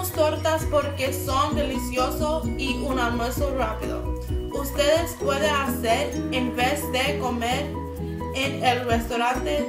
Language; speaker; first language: Spanish; non-native, learner; English